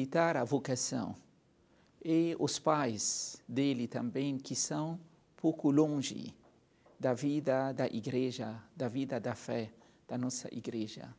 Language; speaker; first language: Portuguese; non-native, fluent; Arabic